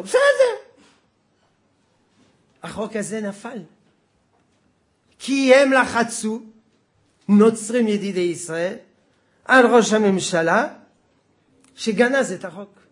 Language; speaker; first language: Hebrew; non-native, fluent; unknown